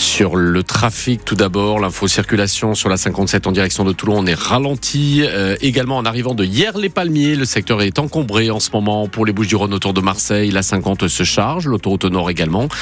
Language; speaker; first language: French; native; French